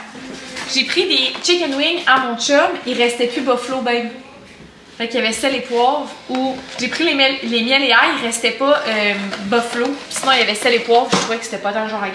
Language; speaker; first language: French; native; French